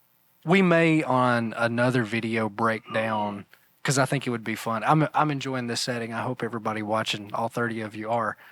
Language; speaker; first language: English; native; English